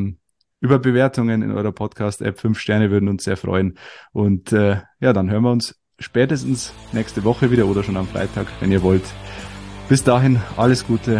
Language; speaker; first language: German; native; German